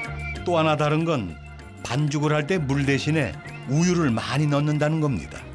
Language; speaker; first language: Korean; native; Korean